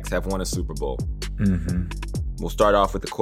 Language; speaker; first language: English; native; English